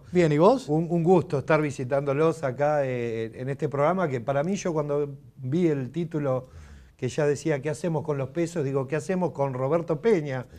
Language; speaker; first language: Spanish; native; Spanish